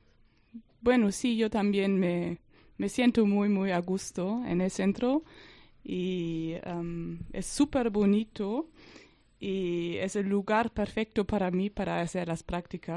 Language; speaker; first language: Spanish; non-native, fluent; German